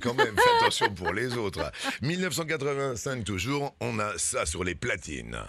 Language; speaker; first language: French; native; French